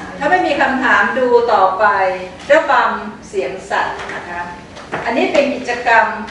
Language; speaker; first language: Thai; native; Thai